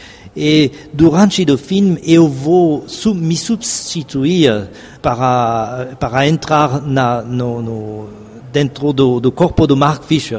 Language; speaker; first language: Portuguese; non-native, fluent; French